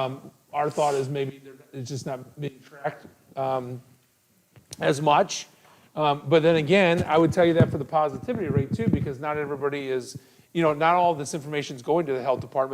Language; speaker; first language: English; native; English